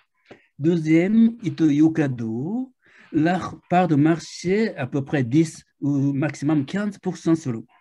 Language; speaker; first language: French; non-native, fluent; Japanese